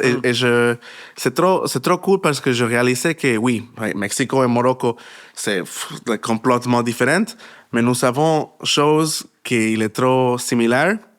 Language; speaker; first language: French; non-native, learner; Spanish